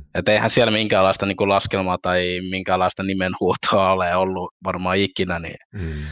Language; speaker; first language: Finnish; early bilingual, other home language; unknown